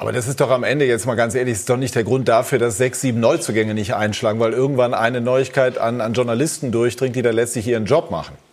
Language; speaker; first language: German; native; German